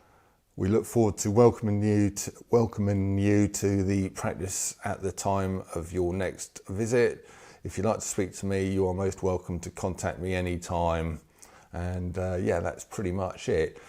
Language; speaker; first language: English; native; English